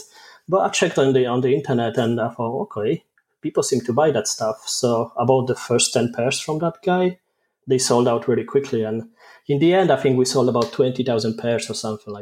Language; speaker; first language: English; non-native, fluent; Polish